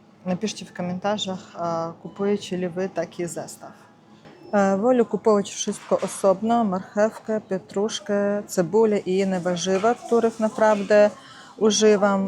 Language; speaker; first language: Polish; non-native, learner; Ukrainian